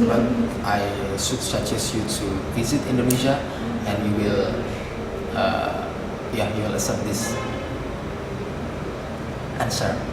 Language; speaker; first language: English; non-native, fluent; Indonesian